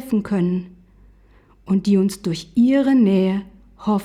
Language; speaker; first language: German; native; German